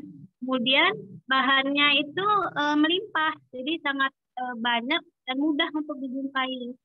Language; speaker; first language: Indonesian; native; Indonesian